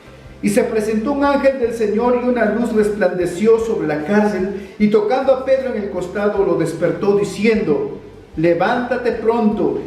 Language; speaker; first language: Spanish; native; Spanish